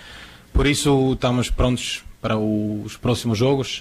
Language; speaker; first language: Portuguese; non-native, fluent; Croatian